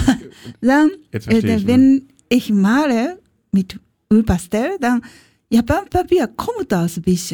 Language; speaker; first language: German; non-native, learner; Japanese